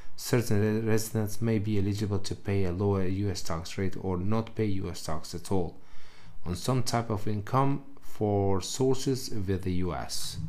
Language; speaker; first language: English; non-native, learner; Albanian